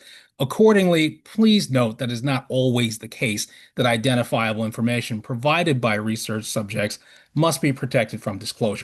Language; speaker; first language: English; native; English